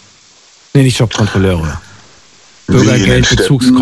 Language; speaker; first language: German; native; German